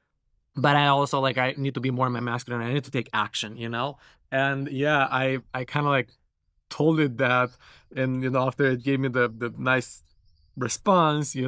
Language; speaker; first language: English; non-native, fluent; Romanian